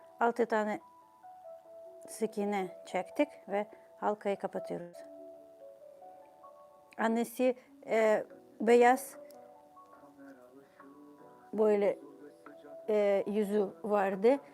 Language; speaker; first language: Turkish; non-native, fluent; Ukrainian